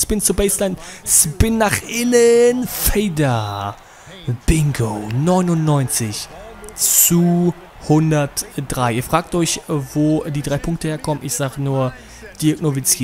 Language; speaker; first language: German; native; German